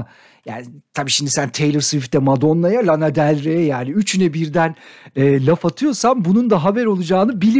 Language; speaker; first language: Turkish; native; Turkish